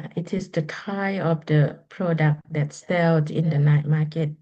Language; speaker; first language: English; non-native, learner; Lao